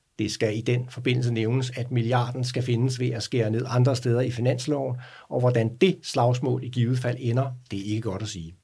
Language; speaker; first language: Danish; native; Danish